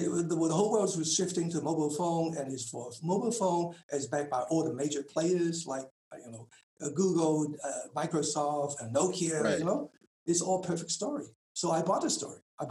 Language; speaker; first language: English; non-native, local second language; Cantonese